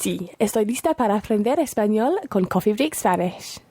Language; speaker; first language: Spanish; non-native, learner; English